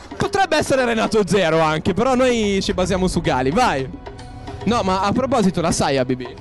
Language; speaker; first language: Italian; native; Italian